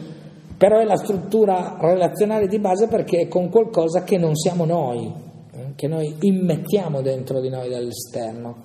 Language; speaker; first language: Italian; native; Italian